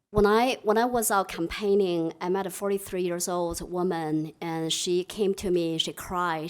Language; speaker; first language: English; non-native, fluent; Chinese